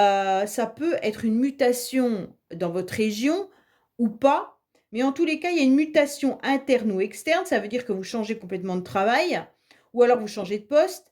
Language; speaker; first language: French; native; French